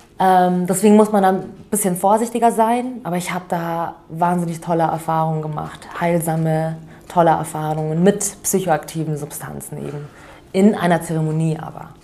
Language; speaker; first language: German; early bilingual, other home language; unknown